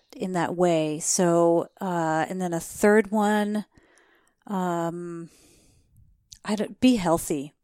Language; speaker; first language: English; native; English